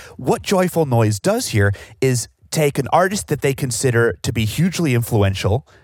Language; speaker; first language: English; native; English